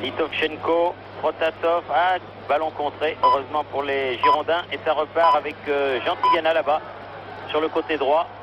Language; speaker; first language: French; native; French